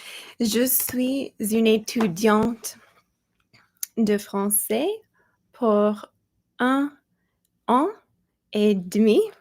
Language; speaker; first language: French; non-native, learner; English